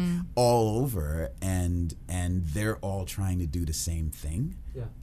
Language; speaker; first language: English; early bilingual, other home language; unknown